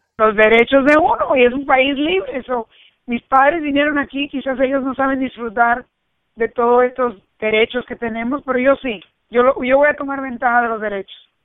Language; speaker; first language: Spanish; early bilingual, heritage; Spanish